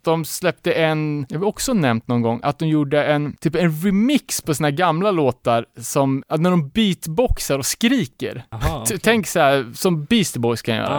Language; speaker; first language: Swedish; native; Swedish